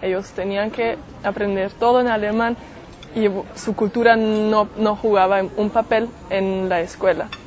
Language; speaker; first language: Spanish; non-native, fluent; German